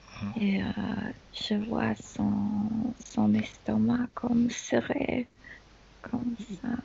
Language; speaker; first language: French; non-native, fluent; Spanish